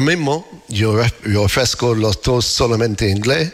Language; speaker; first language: Spanish; non-native, learner; English